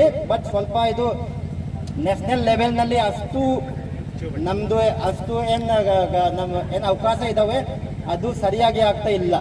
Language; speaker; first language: Kannada; non-native, fluent; Manipuri